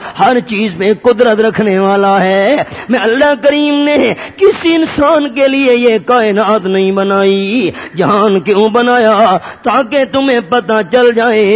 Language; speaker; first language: Urdu; non-native, local second language; Pashto